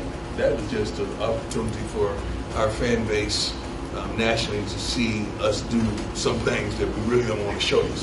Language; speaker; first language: English; native; English